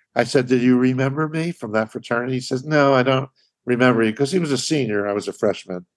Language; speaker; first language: English; native; English